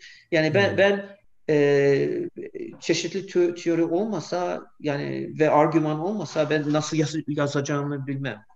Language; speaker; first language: Turkish; non-native, fluent; English